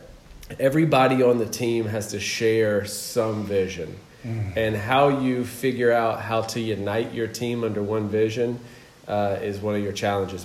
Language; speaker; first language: English; native; English